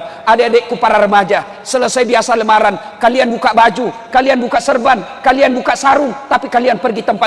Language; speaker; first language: Indonesian; non-native, local second language; Buginese